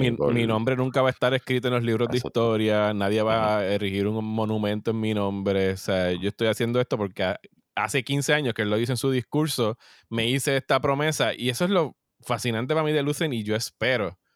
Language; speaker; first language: Spanish; native; Spanish